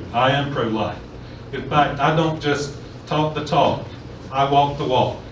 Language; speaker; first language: English; native; English